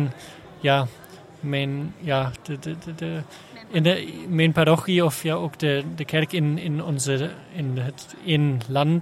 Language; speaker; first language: Dutch; non-native, learner; German